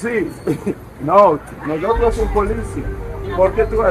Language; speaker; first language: Spanish; non-native, learner; English